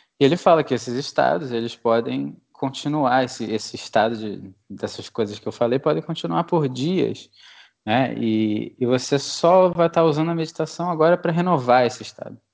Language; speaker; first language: Portuguese; native; Portuguese